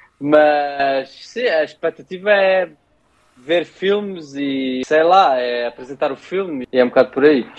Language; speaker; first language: Portuguese; early bilingual, heritage; Portuguese